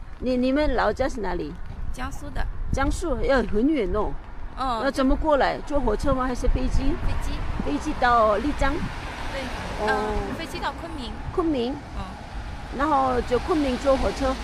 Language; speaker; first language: Chinese; non-native, learner; Korean